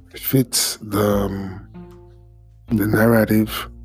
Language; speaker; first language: English; non-native, fluent; French